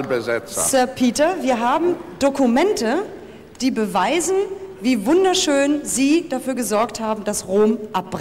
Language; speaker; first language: German; native; German